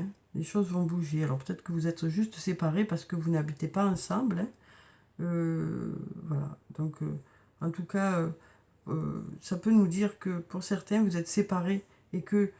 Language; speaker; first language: French; native; French